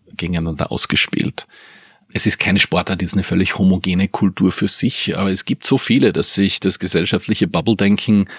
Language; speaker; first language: German; native; German